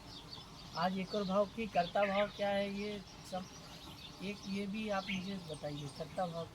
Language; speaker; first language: Hindi; native; Hindi